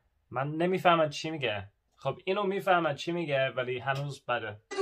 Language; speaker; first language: Persian; non-native, learner; English